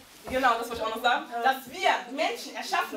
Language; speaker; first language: German; early bilingual, heritage; German